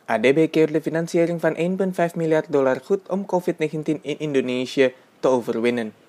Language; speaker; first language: Dutch; non-native, fluent; Indonesian